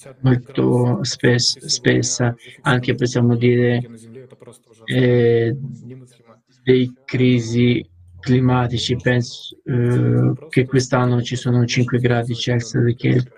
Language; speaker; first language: Italian; non-native, learner; Russian